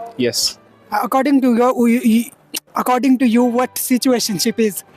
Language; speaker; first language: English; non-native, learner; Hindi